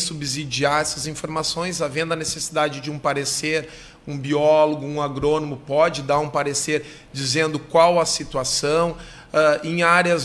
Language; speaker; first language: Portuguese; native; Portuguese